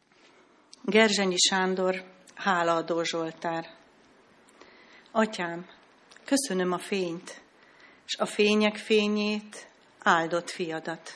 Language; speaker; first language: Hungarian; native; Hungarian